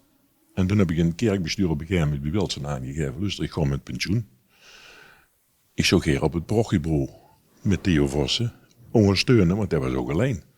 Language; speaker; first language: Dutch; native; Dutch